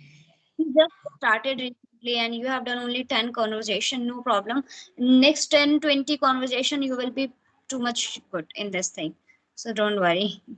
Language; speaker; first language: English; non-native, fluent; Hindi